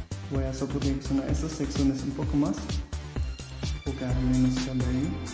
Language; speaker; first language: Spanish; non-native, learner; German